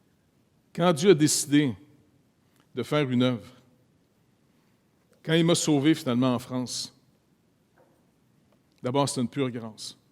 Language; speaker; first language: French; native; French